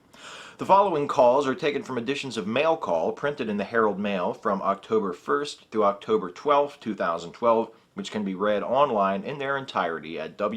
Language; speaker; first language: English; native; English